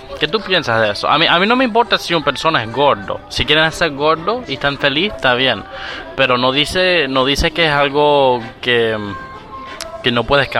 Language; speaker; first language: Spanish; early bilingual, heritage; Spanish